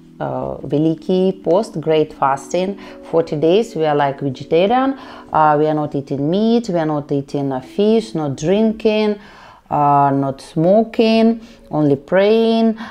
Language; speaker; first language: English; non-native, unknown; Russian